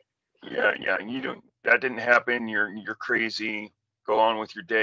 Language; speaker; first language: English; native; English